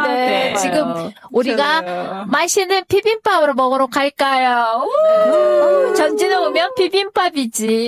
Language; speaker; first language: Korean; non-native, fluent; Kyrgyz